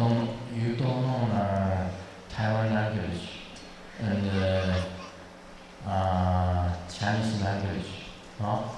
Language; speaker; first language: English; non-native, learner; Chinese